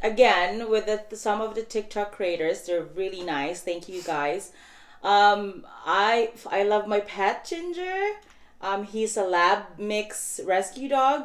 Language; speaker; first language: English; non-native, local second language; Cebuano